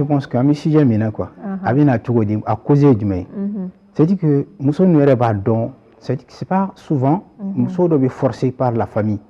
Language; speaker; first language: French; non-native, local second language; Bambara